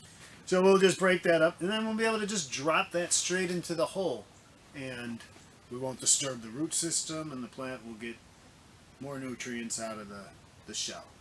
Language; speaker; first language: English; native; English